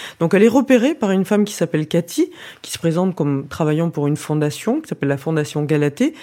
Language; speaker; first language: French; native; French